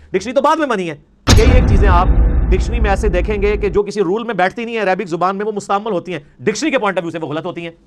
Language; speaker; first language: Urdu; non-native, local second language; Punjabi